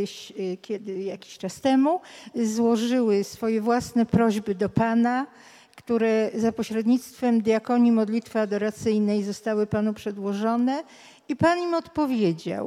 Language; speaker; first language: Polish; native; Polish